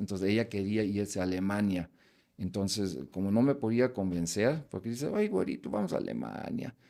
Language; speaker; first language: Spanish; non-native, fluent; German